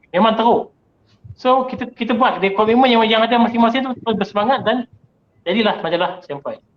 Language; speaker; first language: Malay; native; Malay